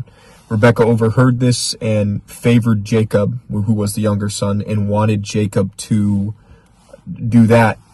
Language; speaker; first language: English; native; English